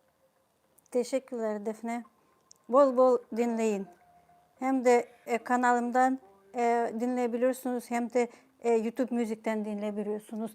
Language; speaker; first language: Turkish; non-native, fluent; Ukrainian